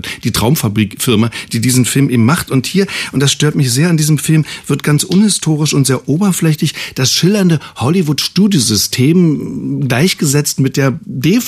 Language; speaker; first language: German; native; German